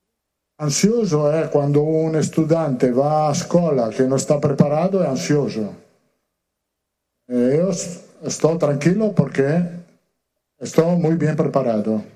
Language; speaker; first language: Spanish; non-native, fluent; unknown